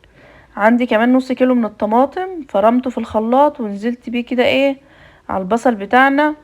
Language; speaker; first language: Arabic; native; Arabic